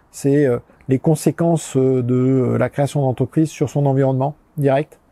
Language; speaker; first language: French; native; French